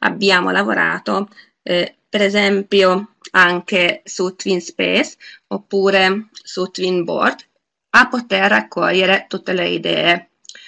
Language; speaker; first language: Italian; non-native, fluent; Hungarian